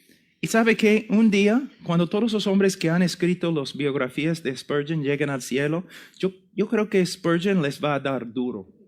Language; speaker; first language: Spanish; non-native, fluent; English